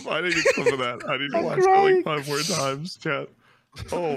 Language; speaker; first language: English; native; English